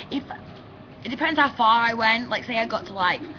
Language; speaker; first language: English; native; English